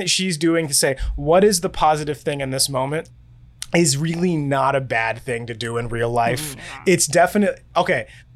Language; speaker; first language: English; native; English